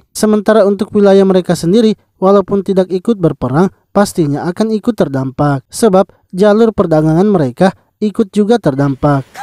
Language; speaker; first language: Indonesian; native; Indonesian